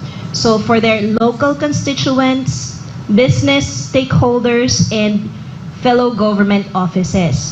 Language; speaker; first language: English; non-native, local second language; Filipino